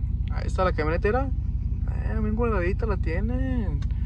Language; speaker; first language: Spanish; early bilingual, heritage; Spanish